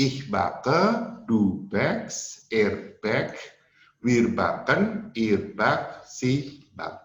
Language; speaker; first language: German; non-native, fluent; Indonesian